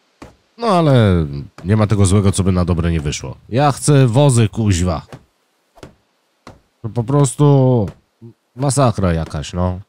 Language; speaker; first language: Polish; native; Polish